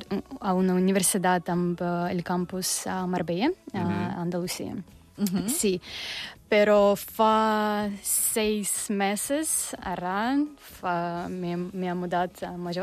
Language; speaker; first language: Catalan; non-native, learner; Russian